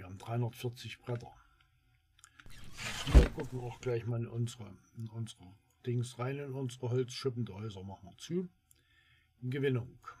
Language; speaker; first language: German; native; German